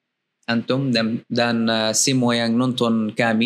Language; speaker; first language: Indonesian; non-native, learner; Arabic